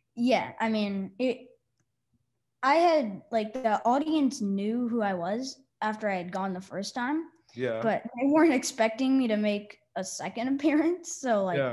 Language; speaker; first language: English; native; English